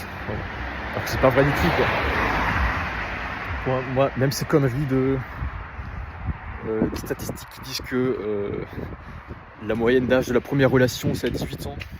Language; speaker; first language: French; native; French